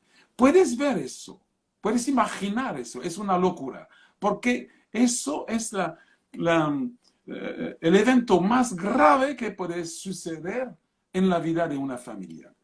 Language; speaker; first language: Spanish; non-native, fluent; French